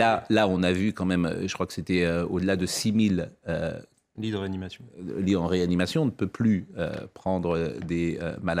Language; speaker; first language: French; native; French